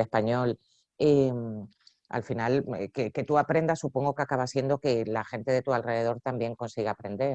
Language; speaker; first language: Spanish; native; Spanish